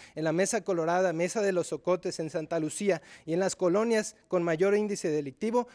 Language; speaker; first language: Spanish; native; Spanish